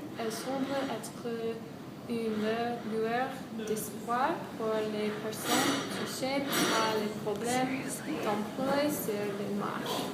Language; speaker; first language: French; non-native, learner; English